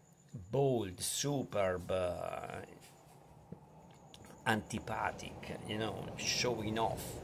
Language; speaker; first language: English; non-native, fluent; Italian